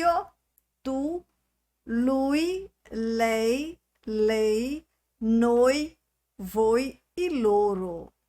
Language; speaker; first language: Italian; non-native, fluent; Portuguese